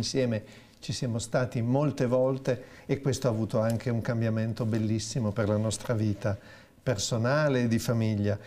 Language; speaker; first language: Italian; native; Italian